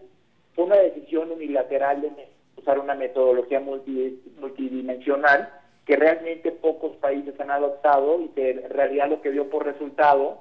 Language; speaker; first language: Spanish; native; Spanish